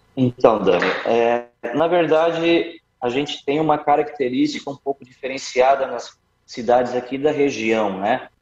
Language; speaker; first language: Portuguese; native; Portuguese